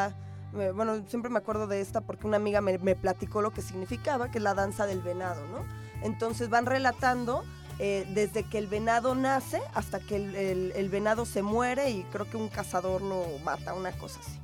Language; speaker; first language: Spanish; native; Spanish